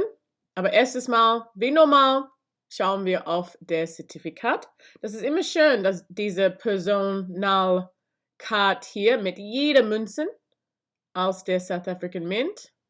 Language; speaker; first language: German; non-native, learner; English